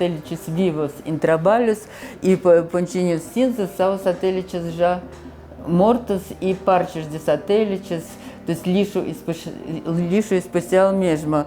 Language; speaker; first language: Portuguese; non-native, fluent; Russian